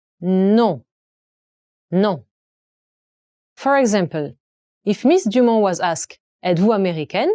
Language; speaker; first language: French; native; French